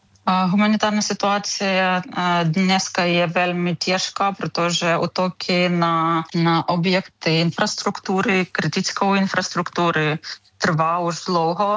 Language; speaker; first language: Czech; non-native, learner; Ukrainian